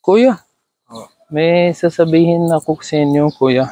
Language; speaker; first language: Filipino; non-native, learner; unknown